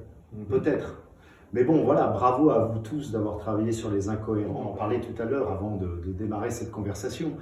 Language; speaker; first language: French; native; French